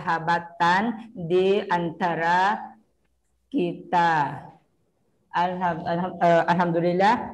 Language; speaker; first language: Indonesian; non-native, learner; Thai